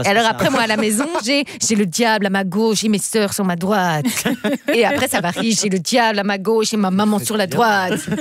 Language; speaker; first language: French; native; French